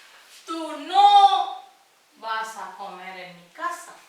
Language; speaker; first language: Spanish; non-native, fluent; Tamil